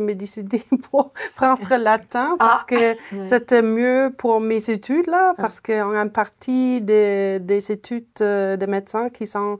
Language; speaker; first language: French; non-native, fluent; German